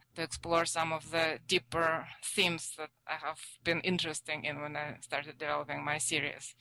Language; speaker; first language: English; non-native, fluent; Russian